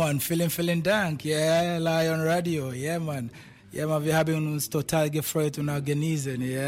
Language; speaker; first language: German; non-native, fluent; Akan